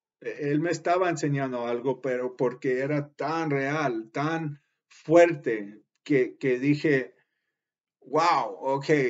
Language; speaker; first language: Spanish; early bilingual, heritage; Spanish